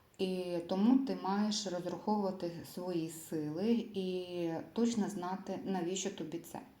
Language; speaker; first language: Ukrainian; non-native, local second language; Russian